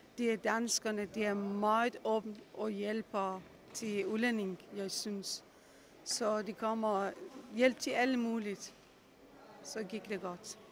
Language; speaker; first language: Danish; non-native, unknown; Persian